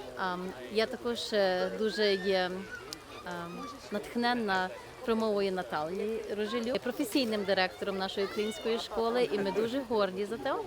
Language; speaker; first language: Ukrainian; early bilingual, heritage; Ukrainian